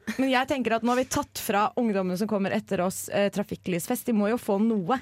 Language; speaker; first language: Norwegian; native; Norwegian